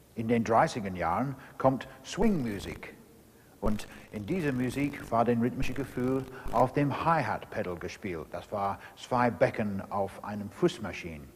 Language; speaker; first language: German; non-native, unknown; English